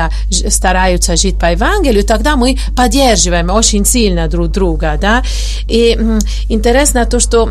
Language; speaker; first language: Russian; non-native, fluent; Italian